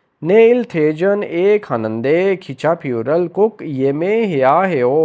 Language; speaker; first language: Korean; non-native, fluent; Urdu